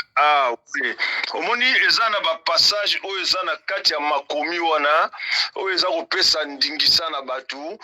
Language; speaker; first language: Lingala; non-native, local second language; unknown